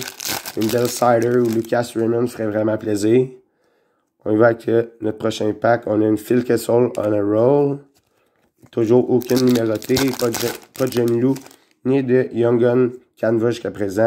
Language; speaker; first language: French; native; French